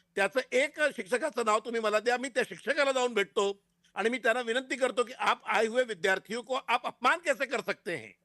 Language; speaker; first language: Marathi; non-native, local second language; Hindi